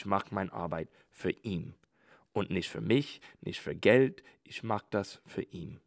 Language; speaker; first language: German; non-native, learner; English